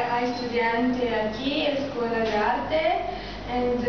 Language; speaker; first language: Spanish; non-native, learner; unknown